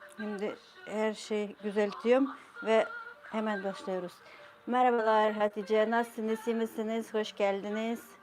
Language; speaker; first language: Turkish; non-native, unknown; Ukrainian